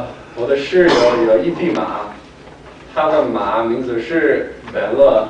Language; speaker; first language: Chinese; non-native, learner; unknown